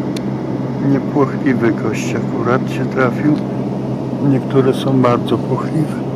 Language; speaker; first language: Polish; native; Polish